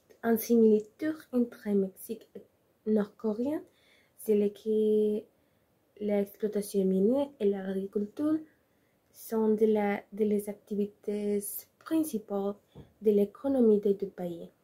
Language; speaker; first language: French; non-native, learner; Spanish